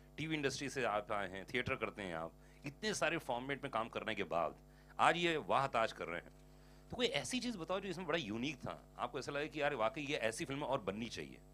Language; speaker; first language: Hindi; native; Hindi